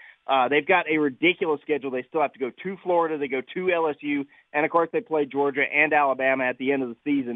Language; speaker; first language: English; native; English